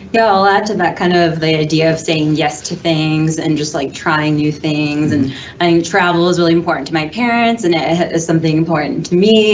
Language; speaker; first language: English; native; English